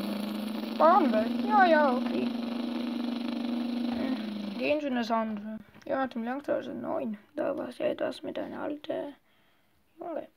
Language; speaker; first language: German; non-native, learner; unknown